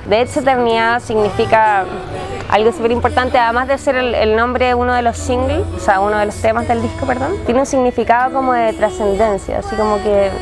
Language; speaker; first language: Spanish; native; Spanish